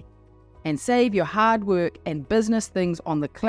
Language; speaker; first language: English; native; English